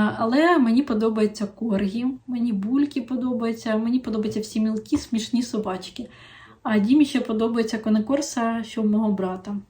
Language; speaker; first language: Ukrainian; non-native, local second language; Russian